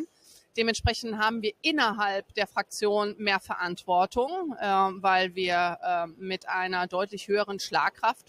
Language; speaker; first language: German; native; German